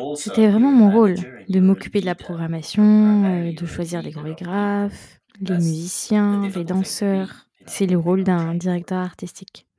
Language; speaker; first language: French; non-native, fluent; Swedish